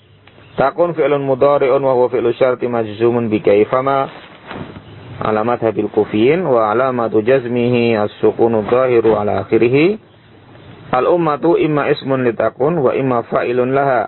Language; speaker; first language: Arabic; non-native, fluent; Indonesian